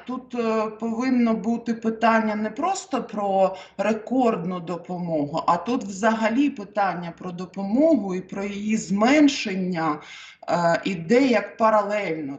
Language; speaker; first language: Ukrainian; native; Ukrainian